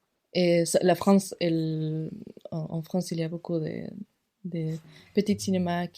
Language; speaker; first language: French; non-native, fluent; Spanish